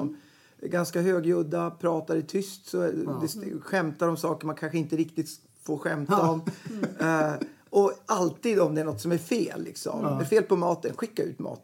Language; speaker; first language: Swedish; native; Swedish